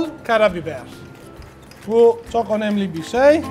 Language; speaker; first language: Turkish; non-native, learner; Italian